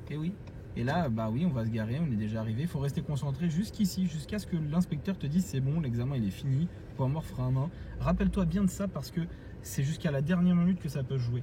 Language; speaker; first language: French; native; French